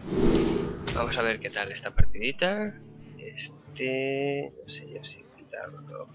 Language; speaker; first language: Spanish; native; Spanish